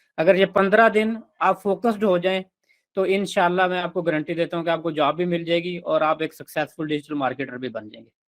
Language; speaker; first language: Urdu; non-native, local second language; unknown